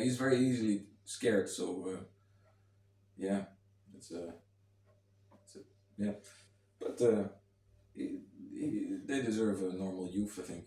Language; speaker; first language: English; non-native, fluent; Dutch